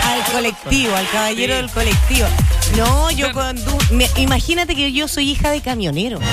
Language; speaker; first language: Spanish; native; Spanish